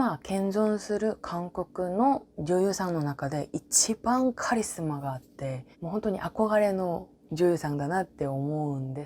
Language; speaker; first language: Japanese; non-native, fluent; Korean